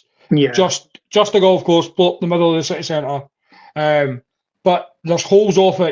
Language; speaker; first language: English; native; English